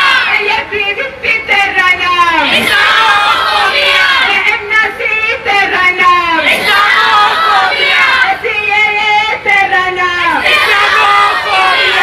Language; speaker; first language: Hindi; non-native, local second language; Malayalam